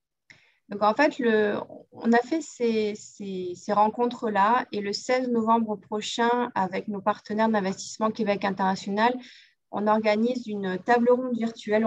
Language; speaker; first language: French; native; French